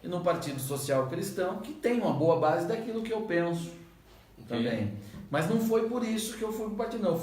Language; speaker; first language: Portuguese; native; Portuguese